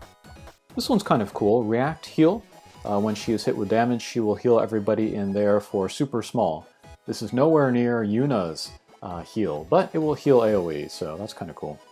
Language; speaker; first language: English; native; English